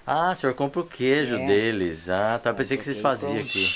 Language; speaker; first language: Portuguese; native; Portuguese